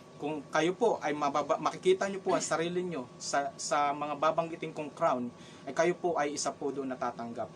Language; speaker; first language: Filipino; non-native, local second language; Cebuano